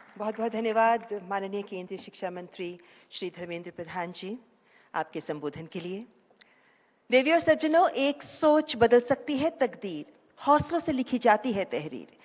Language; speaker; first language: Hindi; native; Hindi